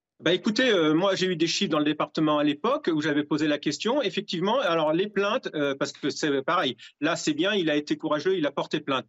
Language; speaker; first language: French; native; French